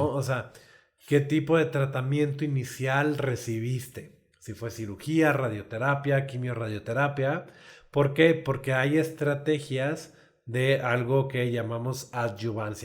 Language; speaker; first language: Spanish; native; Spanish